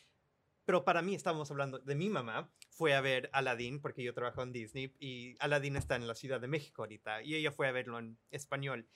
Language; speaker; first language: Spanish; early bilingual, other home language; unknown